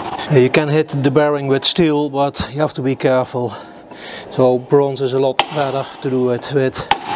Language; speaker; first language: English; non-native, fluent; Dutch